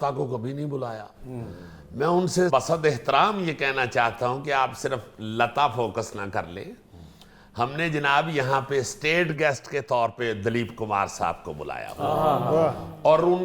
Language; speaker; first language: Urdu; native; Urdu